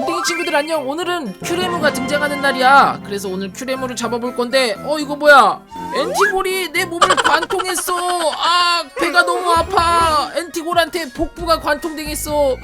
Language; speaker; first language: Korean; native; Korean